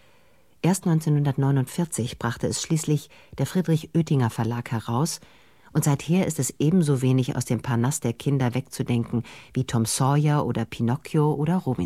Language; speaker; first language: German; native; German